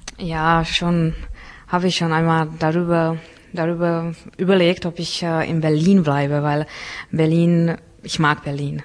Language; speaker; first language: German; non-native, fluent; Czech